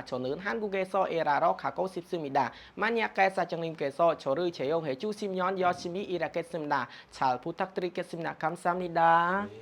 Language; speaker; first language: Korean; non-native, learner; Khmer